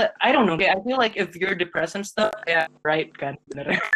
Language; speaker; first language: English; non-native, fluent; Indonesian